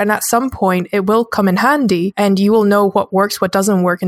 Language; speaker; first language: English; native; English